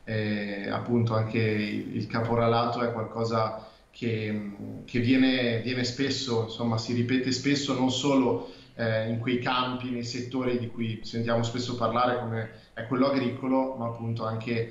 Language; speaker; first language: Italian; native; Italian